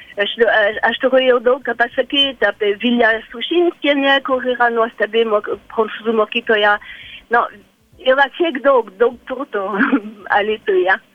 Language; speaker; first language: Lithuanian; early bilingual, heritage; French